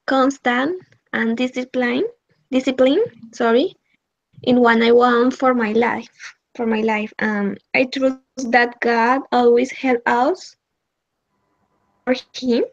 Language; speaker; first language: English; non-native, learner; Spanish